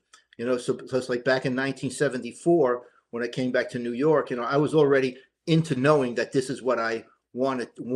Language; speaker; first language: English; native; English